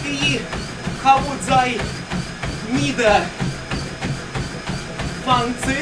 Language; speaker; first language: Chinese; non-native, learner; Russian